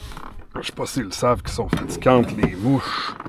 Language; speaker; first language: French; native; French